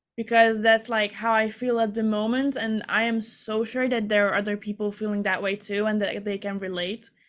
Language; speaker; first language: English; non-native, fluent; Hungarian